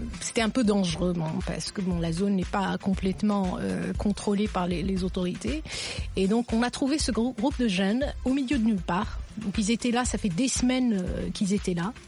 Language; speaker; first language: French; non-native, local second language; Arabic